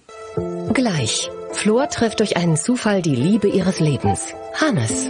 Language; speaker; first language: German; native; German